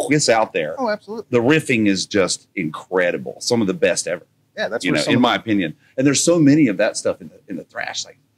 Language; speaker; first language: English; native; English